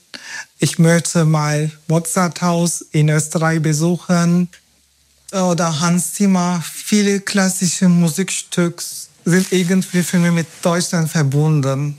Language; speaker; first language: German; non-native, fluent; Turkish